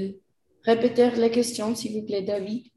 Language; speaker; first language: French; non-native, learner; Spanish